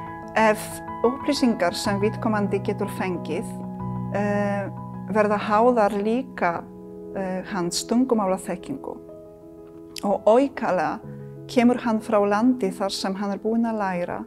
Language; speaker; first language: Icelandic; non-native, fluent; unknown